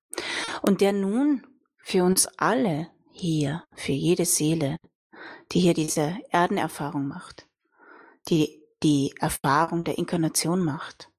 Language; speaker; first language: German; native; German